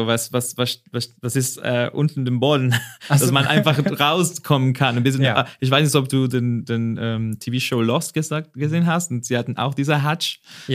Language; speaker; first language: German; non-native, fluent; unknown